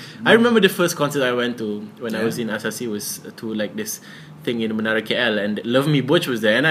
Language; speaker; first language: English; non-native, local second language; Malay